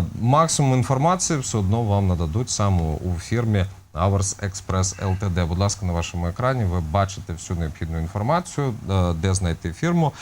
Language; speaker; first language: Ukrainian; native; Ukrainian